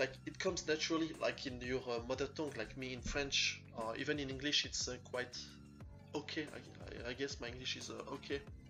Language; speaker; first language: English; non-native, fluent; French